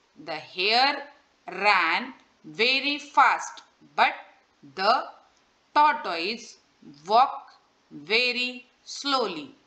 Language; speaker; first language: English; non-native, local second language; Marathi